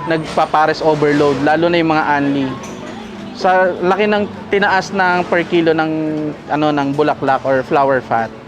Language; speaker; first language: Filipino; native; Filipino